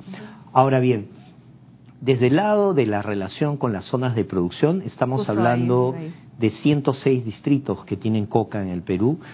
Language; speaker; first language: Spanish; native; Spanish